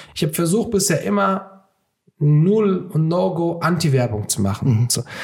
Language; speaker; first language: German; early bilingual, other home language; Turkish